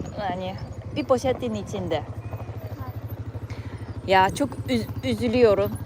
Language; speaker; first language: Turkish; non-native, fluent; Japanese